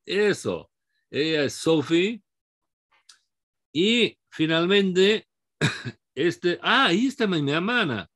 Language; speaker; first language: Spanish; non-native, fluent; English